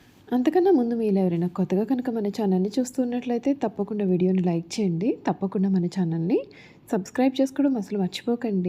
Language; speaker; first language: Telugu; native; Telugu